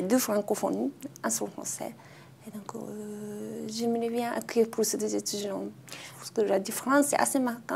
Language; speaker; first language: French; non-native, fluent; Japanese